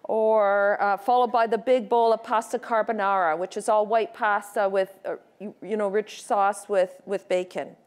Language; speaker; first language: English; native; English